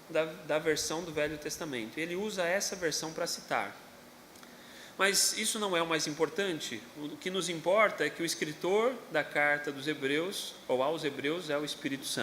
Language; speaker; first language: Portuguese; native; Portuguese